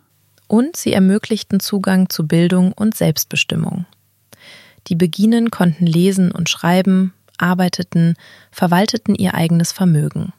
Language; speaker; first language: German; native; German